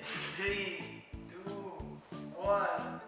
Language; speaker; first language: English; non-native, local second language; Filipino